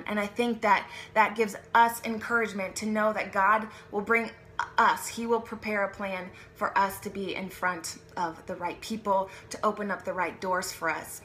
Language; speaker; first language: English; native; English